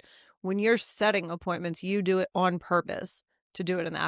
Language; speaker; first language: English; native; English